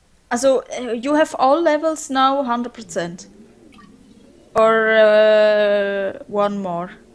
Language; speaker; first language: English; non-native, learner; German